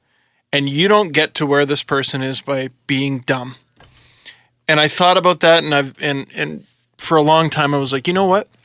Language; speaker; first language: English; native; English